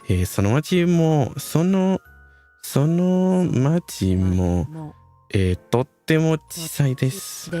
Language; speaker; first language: Japanese; non-native, learner; Spanish